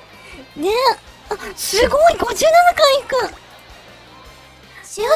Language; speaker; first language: Japanese; native; Japanese